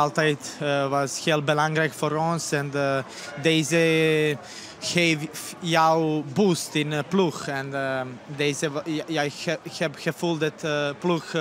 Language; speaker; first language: Dutch; non-native, learner; Serbian